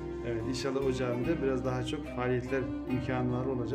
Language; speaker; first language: Turkish; early bilingual, heritage; Turkish